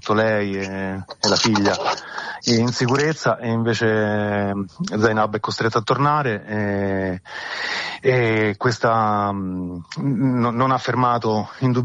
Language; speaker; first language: Italian; native; Italian